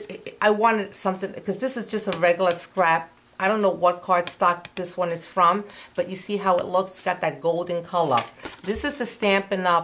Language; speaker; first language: English; non-native, fluent; Spanish